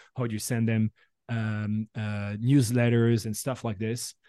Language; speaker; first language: English; non-native, fluent; French